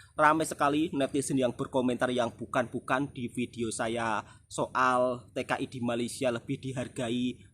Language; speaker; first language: Indonesian; native; Indonesian